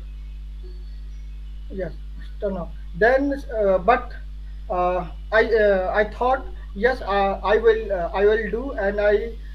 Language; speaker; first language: English; non-native, learner; Hindi